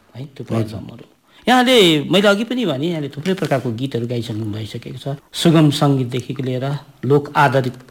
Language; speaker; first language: Nepali; native; Nepali